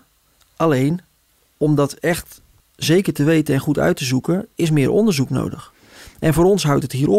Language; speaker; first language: Dutch; native; Dutch